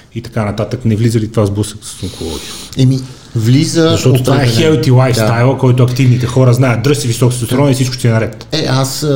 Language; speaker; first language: Bulgarian; native; Bulgarian